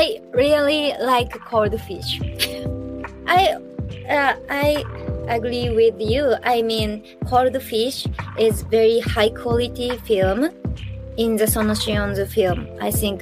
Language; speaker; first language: English; non-native, learner; Japanese